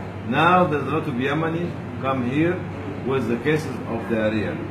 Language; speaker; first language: English; non-native, fluent; Arabic